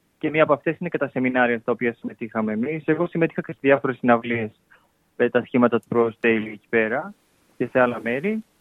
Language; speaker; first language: Greek; native; Greek